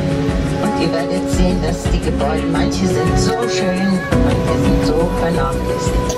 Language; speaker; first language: German; non-native, fluent; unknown